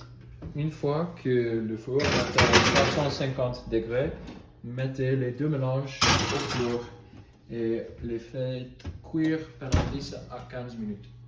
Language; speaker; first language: French; non-native, learner; English